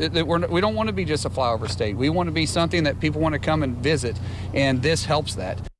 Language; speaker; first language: English; native; English